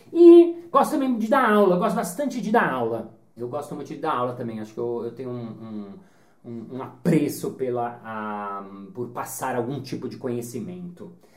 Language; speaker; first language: Portuguese; native; Portuguese